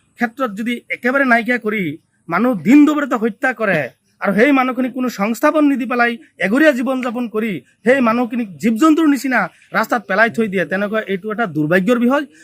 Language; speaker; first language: Assamese; non-native, local second language; Bangla